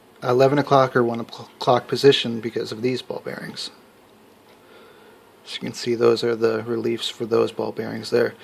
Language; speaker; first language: English; native; English